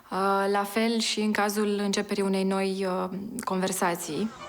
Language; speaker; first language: Romanian; native; Romanian